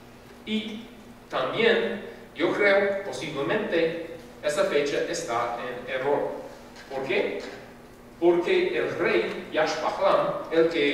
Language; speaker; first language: Spanish; non-native, fluent; English